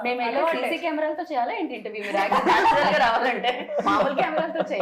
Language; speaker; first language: Telugu; native; Telugu